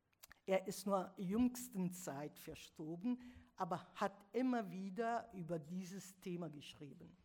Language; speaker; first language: German; non-native, fluent; Italian